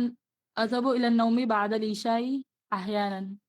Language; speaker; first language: Arabic; non-native, learner; Urdu